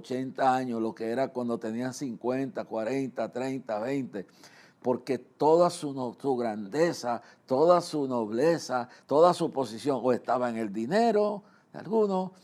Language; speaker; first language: Spanish; native; Spanish